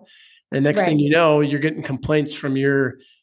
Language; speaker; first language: English; native; English